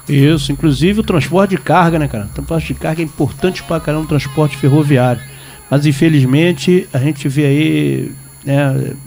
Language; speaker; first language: Portuguese; native; Portuguese